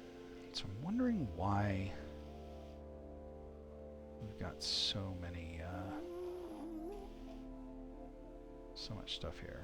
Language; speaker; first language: English; native; English